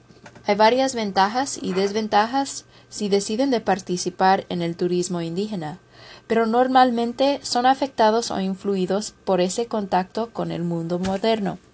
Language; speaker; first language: Spanish; non-native, fluent; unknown